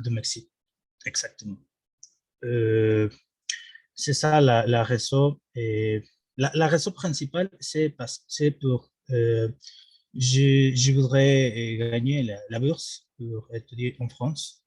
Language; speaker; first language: French; non-native, learner; Spanish